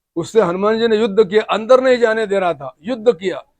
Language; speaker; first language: Hindi; non-native, local second language; Marathi